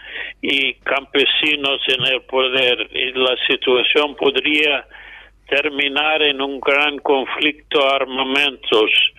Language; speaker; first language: Spanish; non-native, fluent; English